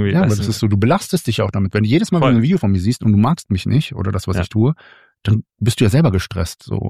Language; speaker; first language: German; native; German